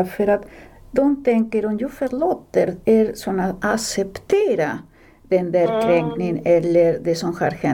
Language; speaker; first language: Swedish; non-native, fluent; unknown